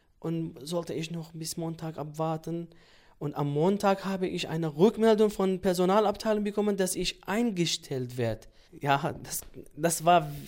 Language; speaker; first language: German; non-native, fluent; Central Kurdish